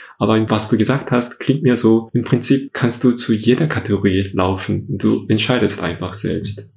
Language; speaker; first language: German; non-native, fluent; Korean